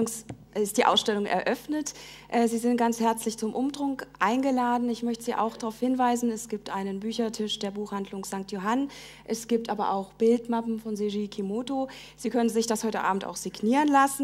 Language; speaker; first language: German; native; German